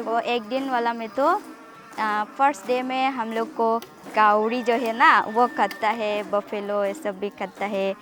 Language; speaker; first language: Hindi; non-native, local second language; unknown